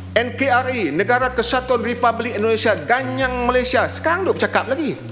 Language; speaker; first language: Malay; native; Malay